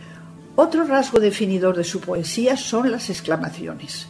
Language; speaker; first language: Spanish; native; Spanish